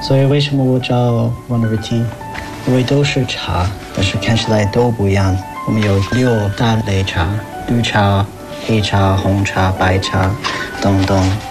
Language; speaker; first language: Chinese; non-native, fluent; English